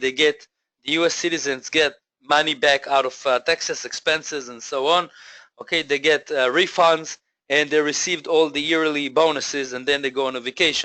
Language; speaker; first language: English; non-native, fluent; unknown